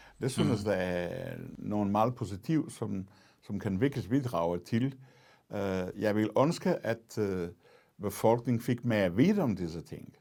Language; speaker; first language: Danish; non-native, fluent; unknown